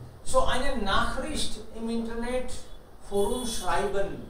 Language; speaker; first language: German; non-native, learner; Hindi